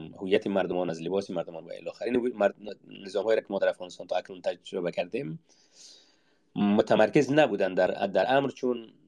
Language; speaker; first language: Persian; native; Persian